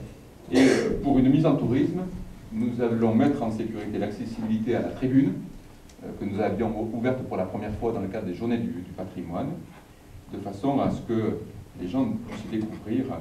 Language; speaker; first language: French; native; French